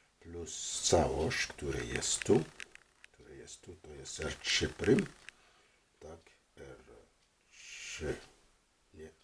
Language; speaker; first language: Polish; non-native, fluent; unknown